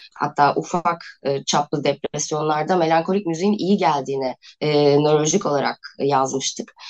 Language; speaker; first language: Turkish; native; Turkish